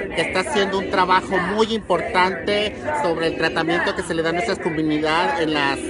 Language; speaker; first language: Spanish; native; Spanish